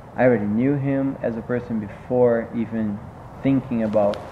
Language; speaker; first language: English; non-native, fluent; Portuguese